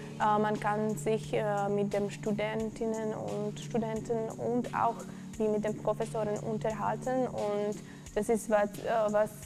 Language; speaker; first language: German; non-native, learner; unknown